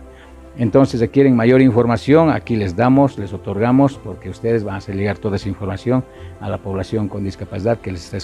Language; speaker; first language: Spanish; native; Spanish